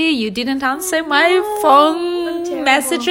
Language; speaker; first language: English; non-native, fluent; Ukrainian